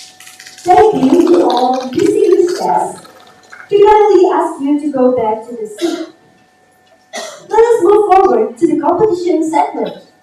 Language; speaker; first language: English; non-native, fluent; Indonesian